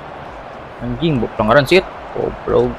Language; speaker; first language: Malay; non-native, local second language; Sundanese